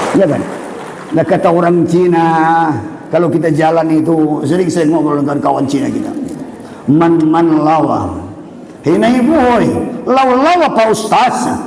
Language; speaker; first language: Malay; non-native, local second language; Buginese